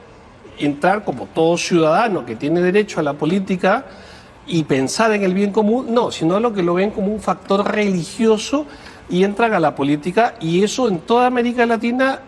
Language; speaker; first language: Spanish; native; Spanish